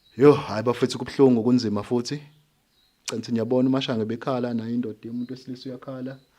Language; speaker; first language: Zulu; native; Zulu